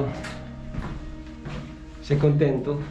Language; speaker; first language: Italian; non-native, learner; Filipino